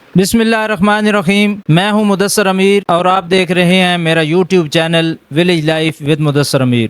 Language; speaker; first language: Urdu; non-native, local second language; Punjabi